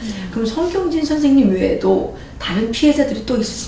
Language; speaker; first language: Korean; native; Korean